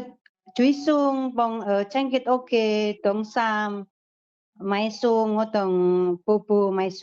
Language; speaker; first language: Cantonese; non-native, learner; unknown